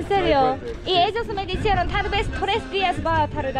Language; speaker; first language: Spanish; non-native, fluent; Japanese